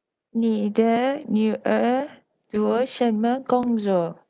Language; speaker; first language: Chinese; non-native, learner; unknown